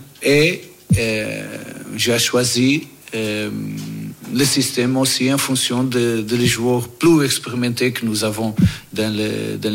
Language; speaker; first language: French; non-native, fluent; Portuguese